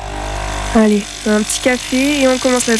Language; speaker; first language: French; native; French